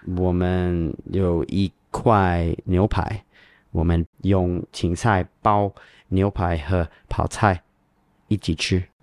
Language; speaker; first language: Chinese; non-native, learner; English